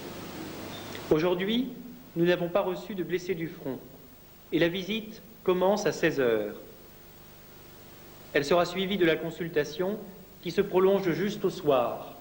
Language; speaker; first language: French; native; French